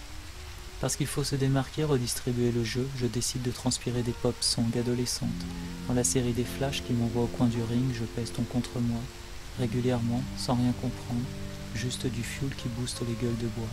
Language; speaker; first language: French; native; French